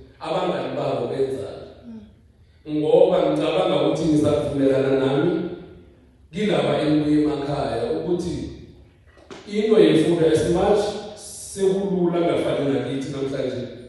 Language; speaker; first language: Zulu; non-native, local second language; South Ndebele